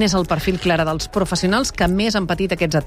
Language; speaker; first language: Catalan; native; Catalan